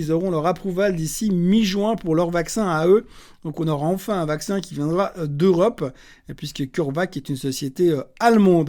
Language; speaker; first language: French; native; French